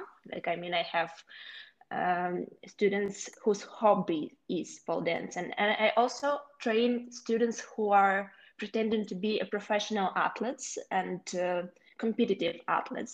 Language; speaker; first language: English; non-native, fluent; Ukrainian